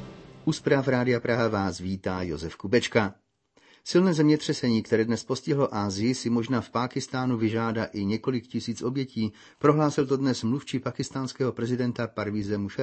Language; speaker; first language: Czech; native; Czech